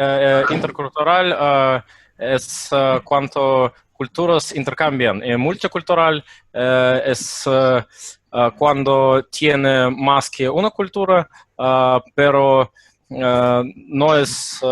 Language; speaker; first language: Spanish; non-native, learner; Russian